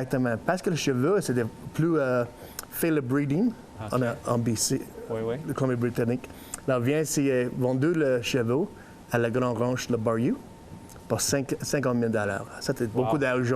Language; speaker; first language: French; non-native, learner; English